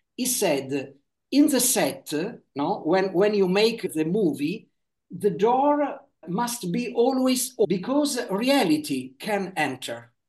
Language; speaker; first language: English; non-native, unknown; Italian